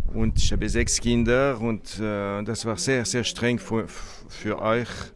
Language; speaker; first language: German; non-native, local second language; French